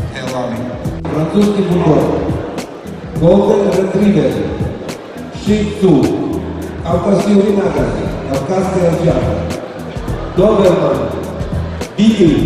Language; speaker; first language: Russian; non-native, fluent; Georgian